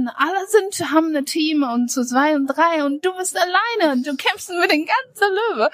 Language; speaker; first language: German; non-native, fluent; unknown